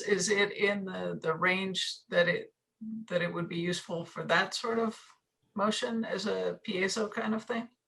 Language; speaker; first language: English; native; English